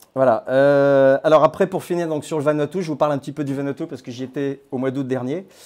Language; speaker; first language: French; native; French